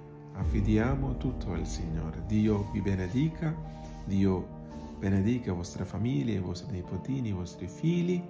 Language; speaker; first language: Italian; non-native, learner; Malayalam